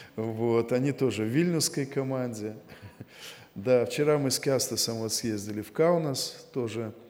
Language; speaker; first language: Russian; native; Russian